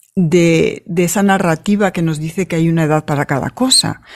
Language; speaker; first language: Spanish; native; Spanish